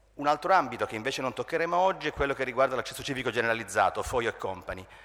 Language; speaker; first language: Italian; native; Italian